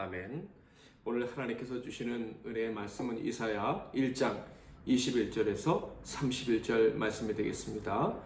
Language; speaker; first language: Korean; native; Korean